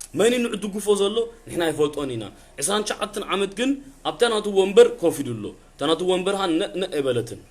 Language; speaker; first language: Tigrinya; early bilingual, heritage; Tigrinya